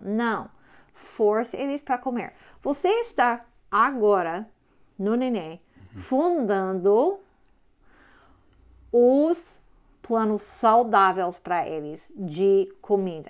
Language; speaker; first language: Portuguese; non-native, learner; English